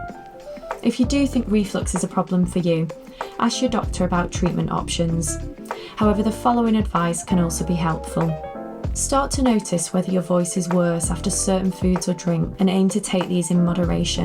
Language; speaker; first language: English; native; English